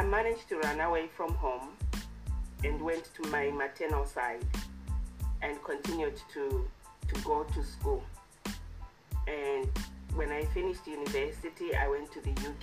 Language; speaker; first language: English; non-native, local second language; Shona